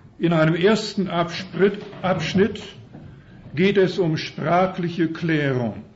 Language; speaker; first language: German; early bilingual, heritage; German